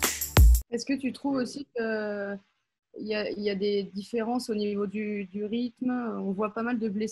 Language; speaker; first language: French; native; French